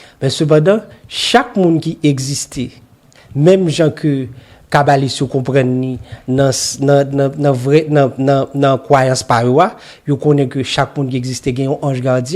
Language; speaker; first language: Haitian Creole; native; Haitian Creole